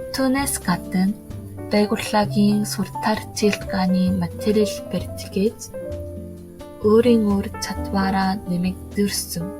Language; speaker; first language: Mongolian; non-native, learner; Korean